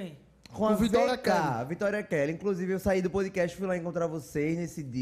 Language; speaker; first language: Portuguese; native; Portuguese